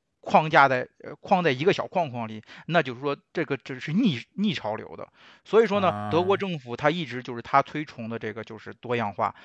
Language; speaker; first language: Chinese; native; Chinese